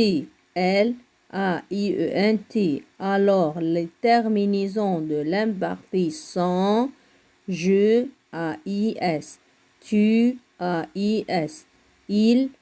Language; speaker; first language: French; non-native, fluent; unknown